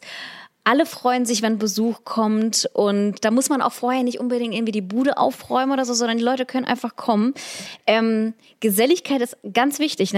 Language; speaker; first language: German; early bilingual, other home language; Russian